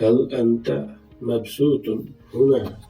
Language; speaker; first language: Arabic; non-native, fluent; Urdu